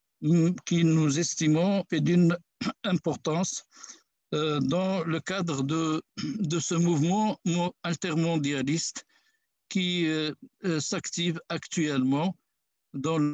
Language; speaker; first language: French; non-native, local second language; Arabic